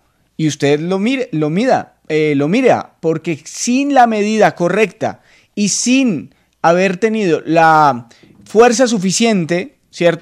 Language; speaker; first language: Spanish; native; Spanish